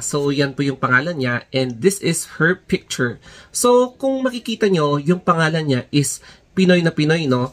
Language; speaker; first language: Filipino; native; Filipino